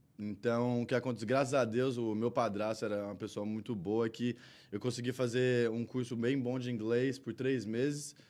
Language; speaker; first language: Portuguese; early bilingual, heritage; Portuguese